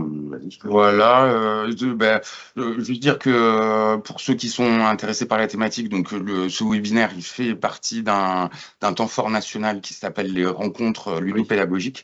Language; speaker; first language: French; native; French